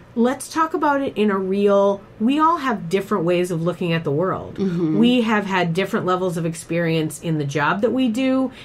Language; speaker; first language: English; native; English